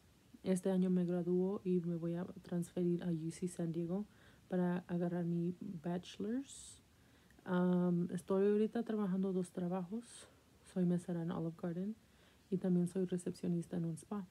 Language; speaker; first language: Spanish; early bilingual, heritage; Spanish